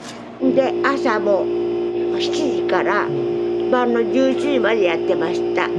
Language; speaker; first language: Japanese; native; Japanese